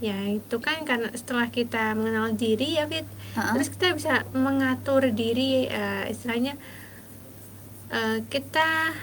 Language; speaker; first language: Indonesian; native; Indonesian